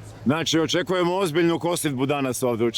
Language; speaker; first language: Bosnian; native; Bosnian